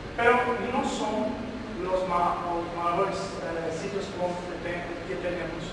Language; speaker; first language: Spanish; non-native, learner; Portuguese